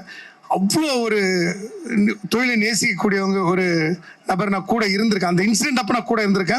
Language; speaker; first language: Tamil; native; Tamil